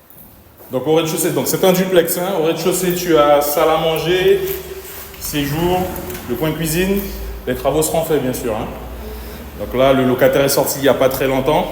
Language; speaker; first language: French; native; French